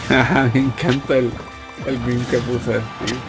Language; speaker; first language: Spanish; native; Spanish